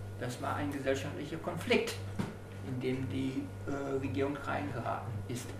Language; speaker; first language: German; native; German